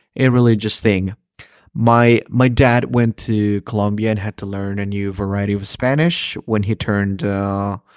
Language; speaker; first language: English; early bilingual, other home language; Spanish